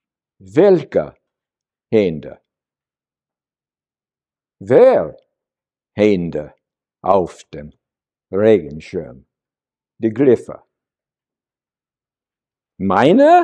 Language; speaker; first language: German; non-native, learner; English